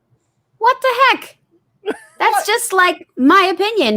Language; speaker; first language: English; native; English